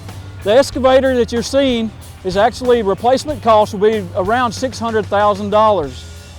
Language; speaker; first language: English; native; English